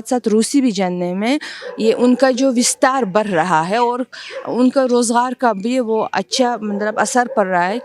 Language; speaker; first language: Hindi; non-native, fluent; Uzbek